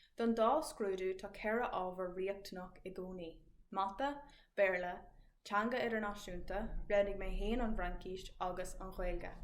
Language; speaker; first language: Irish; non-native, local second language; English